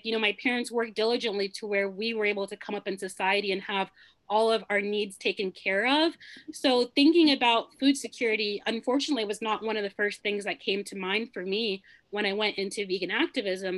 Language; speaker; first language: English; early bilingual, other home language; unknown